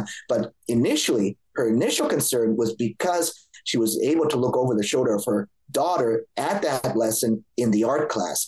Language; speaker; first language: English; native; English